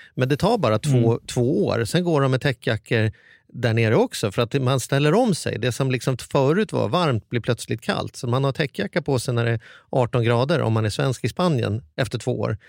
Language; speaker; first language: Swedish; native; Swedish